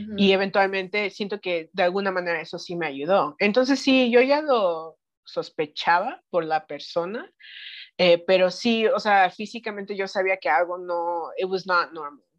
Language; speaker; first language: Spanish; early bilingual, heritage; Spanish